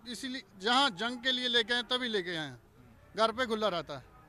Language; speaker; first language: Hindi; native; Hindi